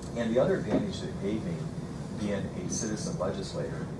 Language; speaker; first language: English; native; English